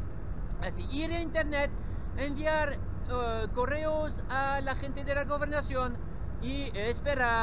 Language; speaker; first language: Spanish; non-native, learner; French